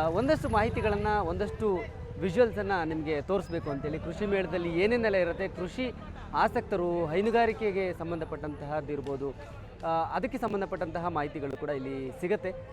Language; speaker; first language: Kannada; native; Kannada